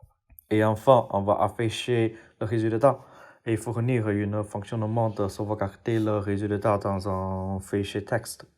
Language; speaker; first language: French; non-native, fluent; Chinese